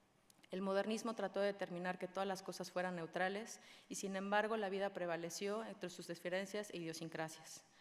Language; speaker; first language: Spanish; native; Spanish